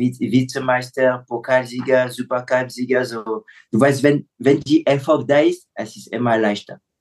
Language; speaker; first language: German; non-native, fluent; French